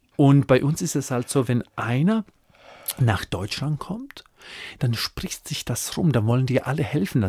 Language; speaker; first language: German; non-native, fluent; Croatian